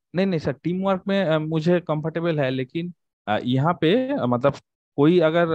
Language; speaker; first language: Hindi; non-native, local second language; Bangla